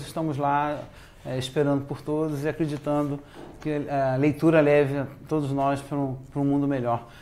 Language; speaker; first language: Portuguese; native; Portuguese